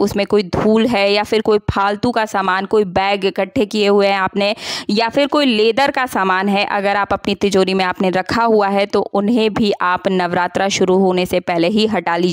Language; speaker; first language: Hindi; native; Hindi